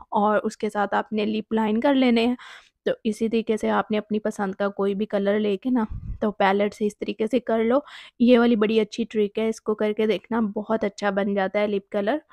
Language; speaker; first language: Urdu; native; Urdu